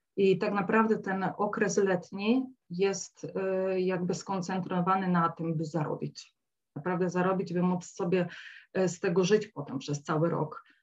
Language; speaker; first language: Polish; native; Polish